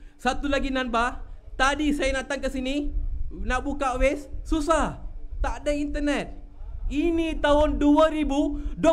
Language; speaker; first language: Malay; non-native, local second language; Tamil